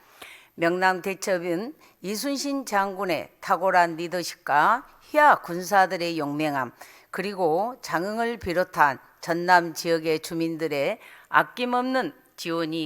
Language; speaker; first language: Korean; native; Korean